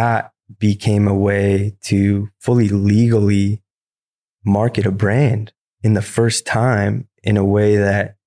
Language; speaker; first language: English; native; English